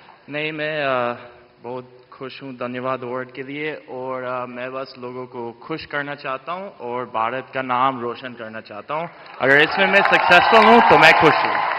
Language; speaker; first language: Hindi; non-native, fluent; English